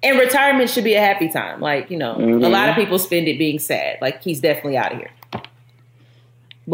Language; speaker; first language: English; native; English